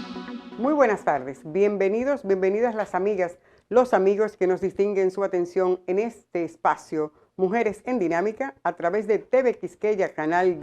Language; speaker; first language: Spanish; native; Spanish